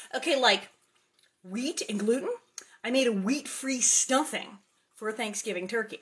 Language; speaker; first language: English; native; English